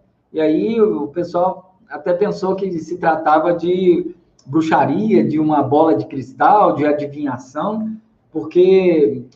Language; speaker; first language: Portuguese; native; Portuguese